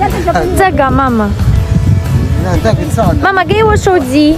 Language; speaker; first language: Chinese; non-native, learner; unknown